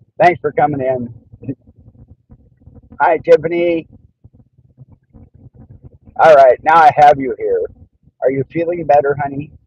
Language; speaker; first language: English; native; English